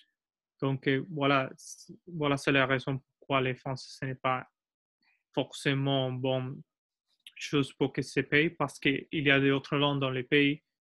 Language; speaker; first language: French; non-native, learner; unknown